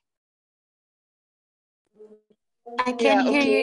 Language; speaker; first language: English; non-native, learner; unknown